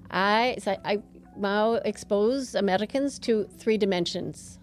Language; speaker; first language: English; native; English